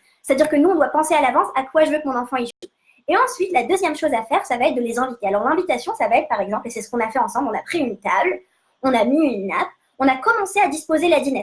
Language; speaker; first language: French; native; French